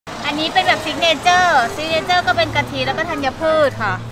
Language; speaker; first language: Thai; native; Thai